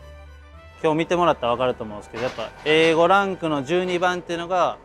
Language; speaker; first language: Japanese; native; Japanese